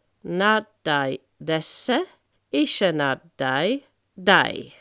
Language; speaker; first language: Norwegian; non-native, fluent; French